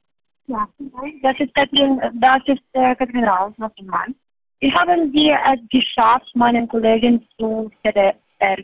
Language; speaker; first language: German; non-native, learner; Estonian